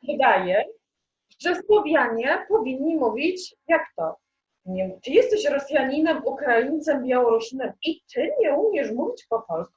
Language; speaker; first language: Polish; native; Polish